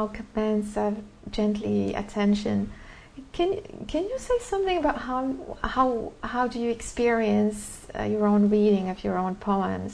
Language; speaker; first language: English; non-native, fluent; Arabic